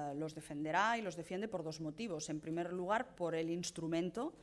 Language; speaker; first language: Spanish; non-native, local second language; Catalan